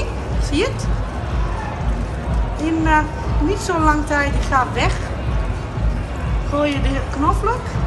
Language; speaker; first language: Dutch; non-native, learner; Italian